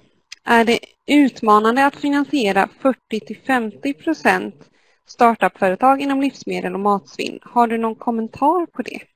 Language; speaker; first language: Swedish; native; Swedish